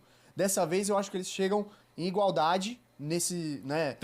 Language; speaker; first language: Portuguese; native; Portuguese